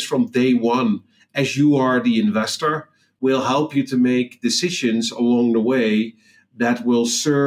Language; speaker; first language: English; non-native, fluent; Dutch